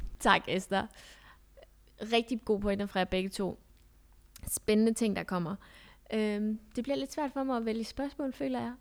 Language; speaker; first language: Danish; early bilingual, other home language; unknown